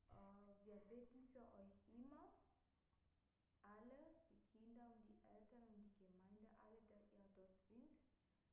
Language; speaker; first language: German; non-native, learner; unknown